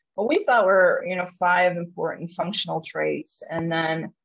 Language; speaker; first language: English; native; English